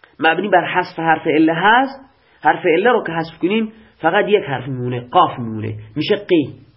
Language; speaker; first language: Persian; non-native, local second language; Baluchi